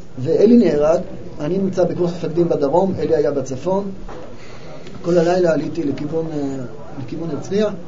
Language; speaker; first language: Hebrew; native; Hebrew